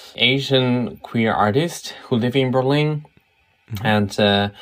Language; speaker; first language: English; non-native, fluent; Chinese